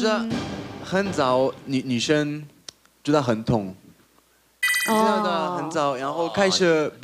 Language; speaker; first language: Chinese; non-native, learner; French